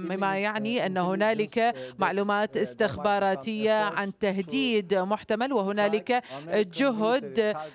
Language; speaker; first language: Arabic; non-native, fluent; Turkish